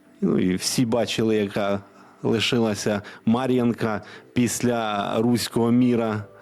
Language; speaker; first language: Ukrainian; non-native, local second language; Russian